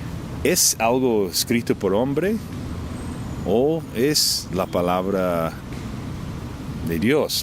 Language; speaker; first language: Spanish; non-native, fluent; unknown